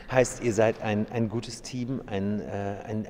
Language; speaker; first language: German; native; German